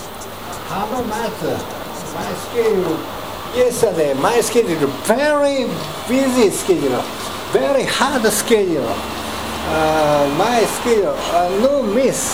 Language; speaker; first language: English; non-native, learner; Japanese